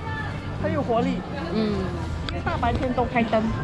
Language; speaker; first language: Chinese; early bilingual, heritage; Chinese